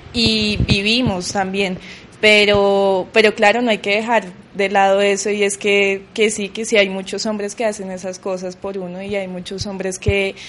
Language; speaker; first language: Spanish; non-native, fluent; Swedish